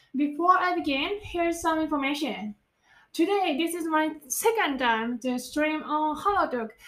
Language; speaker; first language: English; non-native, fluent; Japanese